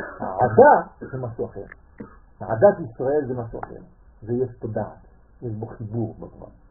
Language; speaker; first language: Hebrew; non-native, fluent; French